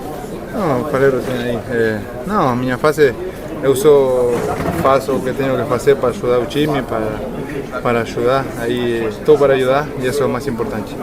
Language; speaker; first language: Portuguese; non-native, fluent; Spanish